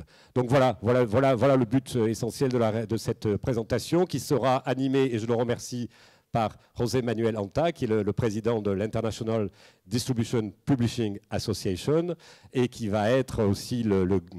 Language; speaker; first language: French; native; French